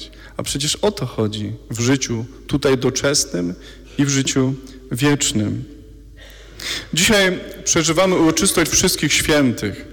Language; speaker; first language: Polish; native; Polish